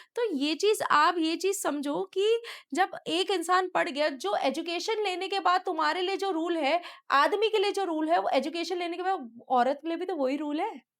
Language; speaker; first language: Hindi; native; Hindi